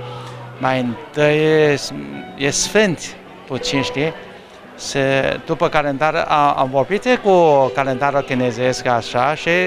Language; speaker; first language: Romanian; non-native, learner; Chinese